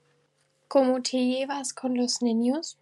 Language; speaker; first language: Spanish; non-native, learner; German